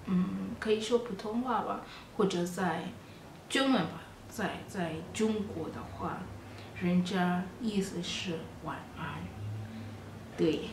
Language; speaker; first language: Chinese; non-native, fluent; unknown